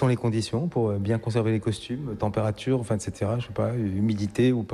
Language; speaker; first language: French; native; French